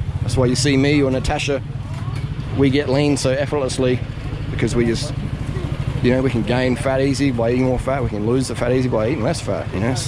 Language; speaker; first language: English; native; English